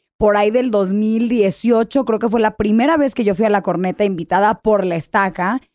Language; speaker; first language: Spanish; early bilingual, heritage; English